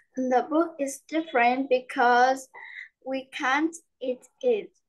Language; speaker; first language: English; non-native, learner; Vietnamese